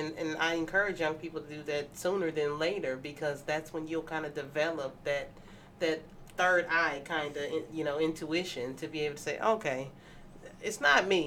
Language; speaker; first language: English; native; English